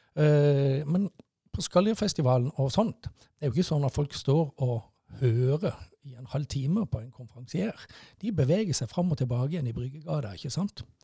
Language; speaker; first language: Norwegian; native; Norwegian